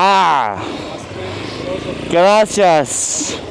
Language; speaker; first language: Spanish; non-native, learner; English